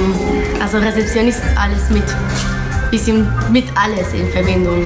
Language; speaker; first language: German; non-native, fluent; Spanish